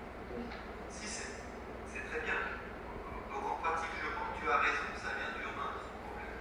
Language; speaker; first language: French; native; French